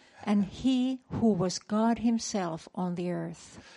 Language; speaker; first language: English; non-native, fluent; Finnish